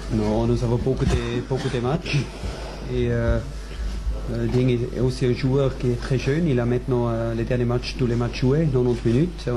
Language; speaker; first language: French; non-native, fluent; German